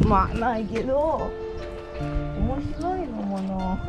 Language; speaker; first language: Japanese; early bilingual, heritage; Chinese